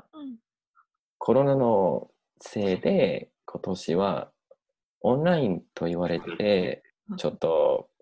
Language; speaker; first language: Japanese; non-native, learner; English